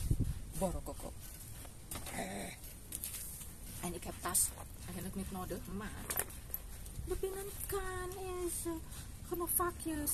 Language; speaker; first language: Dutch; non-native, learner; Indonesian